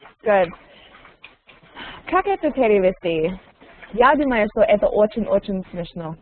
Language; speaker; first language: Russian; non-native, learner; English